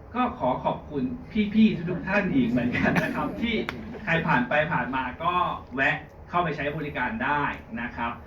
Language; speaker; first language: Thai; native; Thai